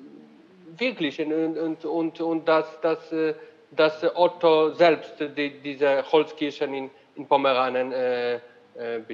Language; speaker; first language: German; non-native, learner; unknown